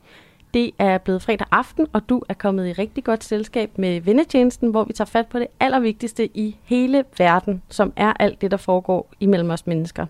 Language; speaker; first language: Danish; native; Danish